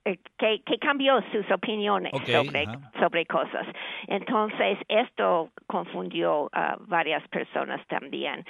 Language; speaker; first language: Spanish; non-native, fluent; English